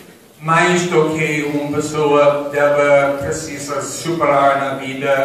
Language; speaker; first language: Portuguese; non-native, fluent; English